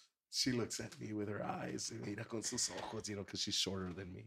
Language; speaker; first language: English; early bilingual, other home language; Spanish